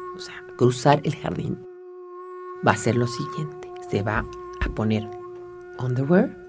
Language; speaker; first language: Spanish; native; Spanish